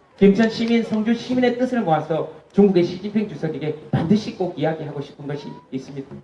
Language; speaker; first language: Korean; native; Korean